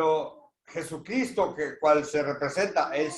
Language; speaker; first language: Spanish; native; Spanish